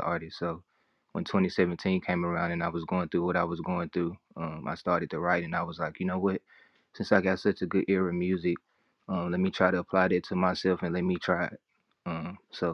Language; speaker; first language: English; native; English